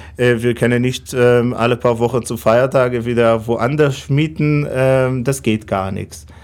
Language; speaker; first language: German; non-native, fluent; Hebrew